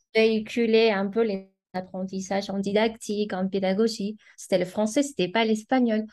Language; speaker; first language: French; non-native, fluent; Spanish